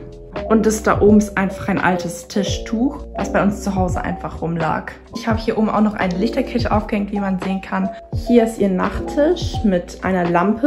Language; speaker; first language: German; native; German